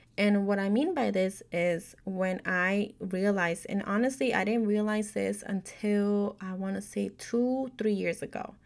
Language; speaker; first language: English; native; English